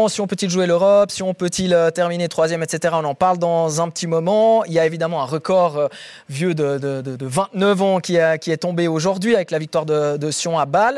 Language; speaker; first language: French; native; French